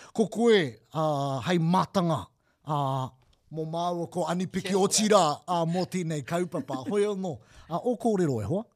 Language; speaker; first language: Māori; non-native, local second language; English